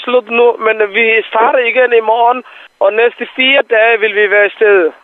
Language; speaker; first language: Danish; non-native, fluent; Somali